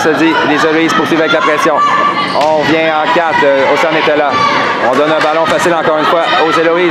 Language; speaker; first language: French; native; French